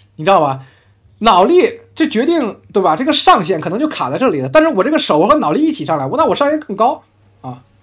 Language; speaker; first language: Chinese; native; Chinese